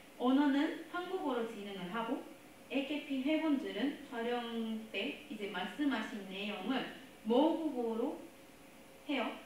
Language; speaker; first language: Korean; non-native, fluent; Spanish